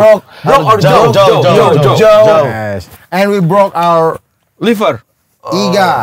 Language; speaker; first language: English; non-native, learner; Indonesian